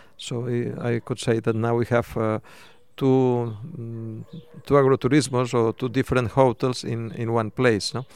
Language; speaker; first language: English; non-native, fluent; Spanish